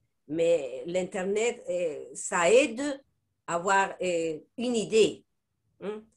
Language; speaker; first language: French; non-native, fluent; Spanish